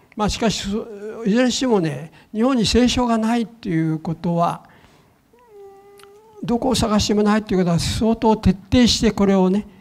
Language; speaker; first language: Japanese; native; Japanese